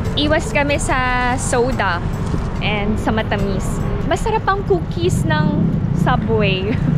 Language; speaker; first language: Filipino; native; Filipino